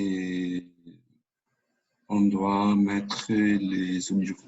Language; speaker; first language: French; non-native, learner; Spanish